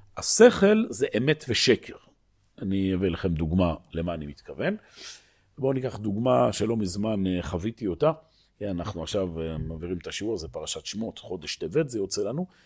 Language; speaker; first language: Hebrew; native; Hebrew